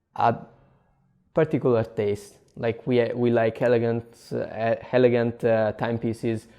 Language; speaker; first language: English; non-native, fluent; Italian